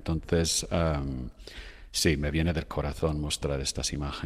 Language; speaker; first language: Spanish; non-native, fluent; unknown